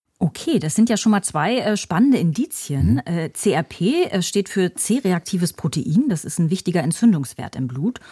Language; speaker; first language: German; native; German